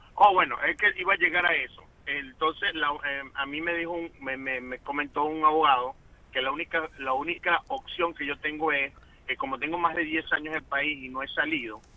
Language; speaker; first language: Spanish; native; Spanish